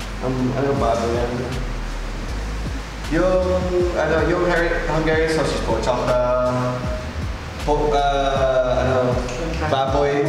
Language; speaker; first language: Filipino; non-native, learner; English